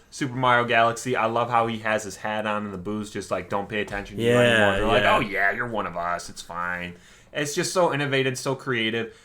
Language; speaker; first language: English; native; English